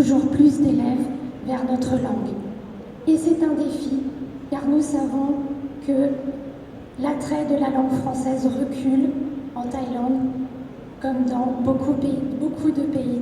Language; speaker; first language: French; native; French